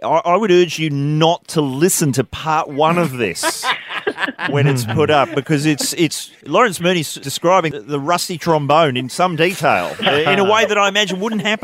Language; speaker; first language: English; native; English